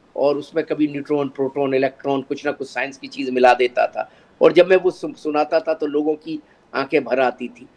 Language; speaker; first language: Hindi; native; Hindi